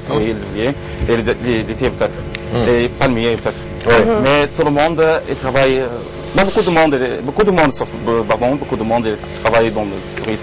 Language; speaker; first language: French; non-native, learner; Arabic